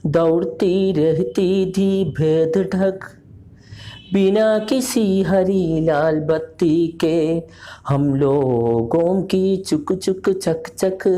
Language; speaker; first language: Hindi; non-native, local second language; Malayalam